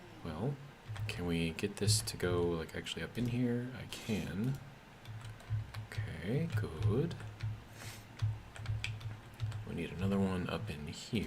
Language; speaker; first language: English; native; English